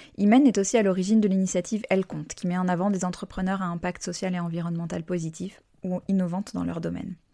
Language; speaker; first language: French; early bilingual, heritage; French